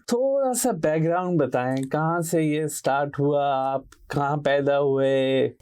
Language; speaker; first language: Urdu; native; Urdu